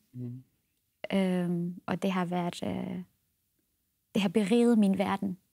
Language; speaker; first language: Danish; non-native, fluent; Central Kurdish